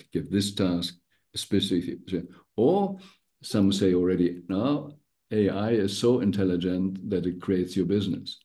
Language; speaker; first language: English; non-native, fluent; German